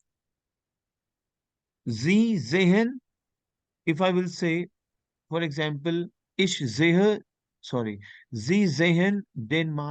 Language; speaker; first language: German; non-native, learner; Hindi